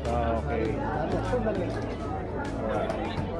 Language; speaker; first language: English; non-native, local second language; Filipino